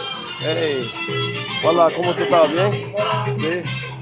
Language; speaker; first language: Spanish; non-native, learner; English